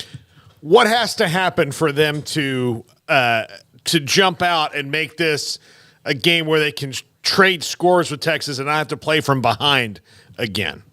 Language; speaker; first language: English; native; English